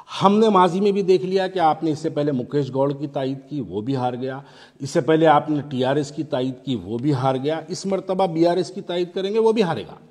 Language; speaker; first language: Hindi; non-native, local second language; Urdu